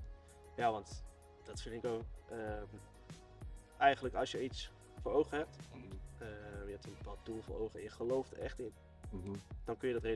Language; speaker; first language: Dutch; native; Dutch